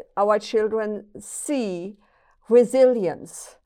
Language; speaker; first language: English; non-native, fluent; German